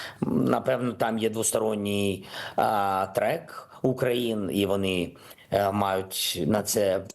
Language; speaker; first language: Ukrainian; non-native, local second language; Russian